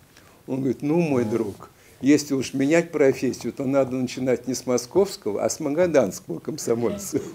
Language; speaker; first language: Russian; native; Russian